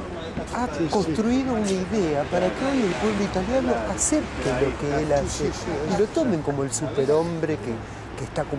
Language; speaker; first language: Spanish; native; Spanish